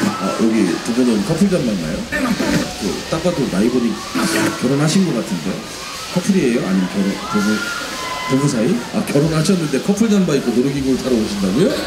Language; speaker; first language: Korean; native; Korean